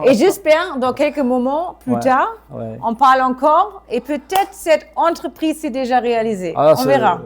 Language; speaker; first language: French; non-native, fluent; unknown